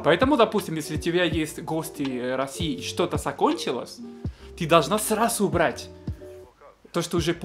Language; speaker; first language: Russian; non-native, fluent; Spanish